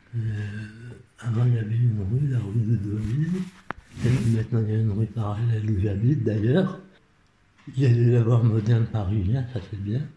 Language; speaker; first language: French; non-native, local second language; Arabic